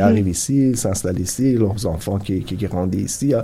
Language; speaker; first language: French; non-native, fluent; Persian